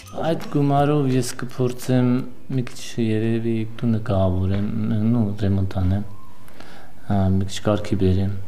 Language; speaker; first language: Armenian; non-native, local second language; Kurdish